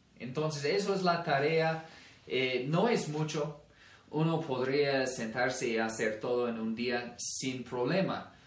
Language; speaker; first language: Spanish; non-native, fluent; English